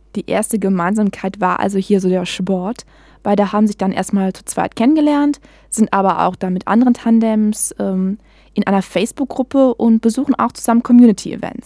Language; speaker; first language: German; native; German